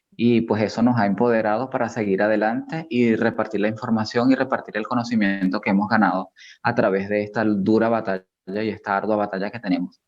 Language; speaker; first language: Spanish; native; Spanish